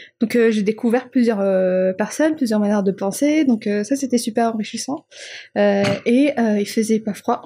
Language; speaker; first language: French; non-native, local second language; Malagasy